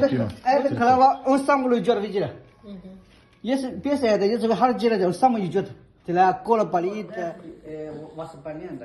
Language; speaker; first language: Russian; non-native, learner; Tajik